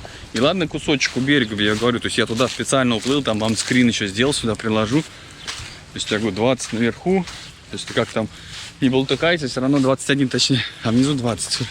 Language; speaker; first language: Russian; native; Russian